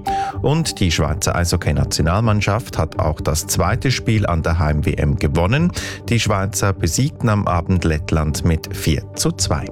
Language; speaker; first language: German; native; German